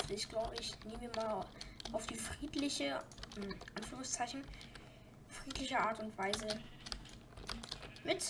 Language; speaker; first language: German; native; German